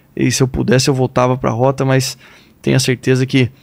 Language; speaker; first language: Portuguese; native; Portuguese